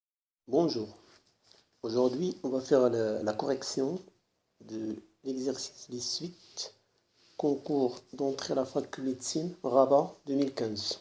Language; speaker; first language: French; non-native, local second language; Arabic